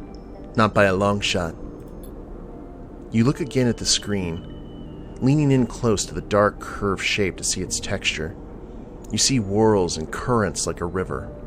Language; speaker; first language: English; native; English